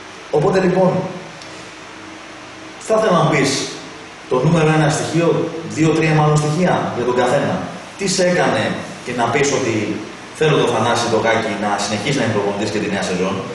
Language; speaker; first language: Greek; native; Greek